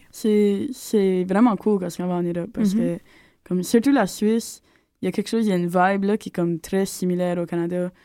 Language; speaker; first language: French; native; French